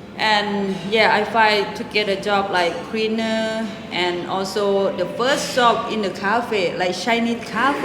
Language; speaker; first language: English; non-native, local second language; Thai